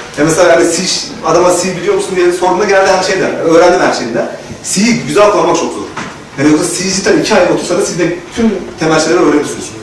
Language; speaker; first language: Turkish; native; Turkish